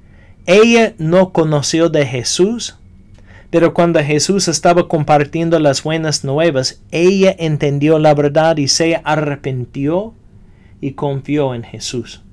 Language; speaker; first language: Spanish; non-native, fluent; English